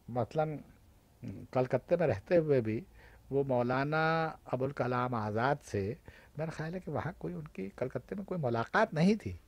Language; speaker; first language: Urdu; native; Urdu